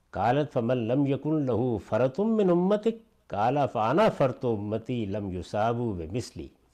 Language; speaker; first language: Urdu; non-native, local second language; Punjabi